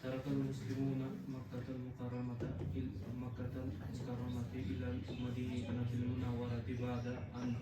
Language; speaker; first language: Arabic; non-native, learner; Urdu